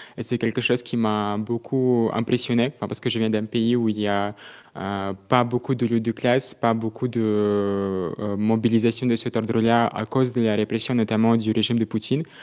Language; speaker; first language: French; non-native, fluent; Russian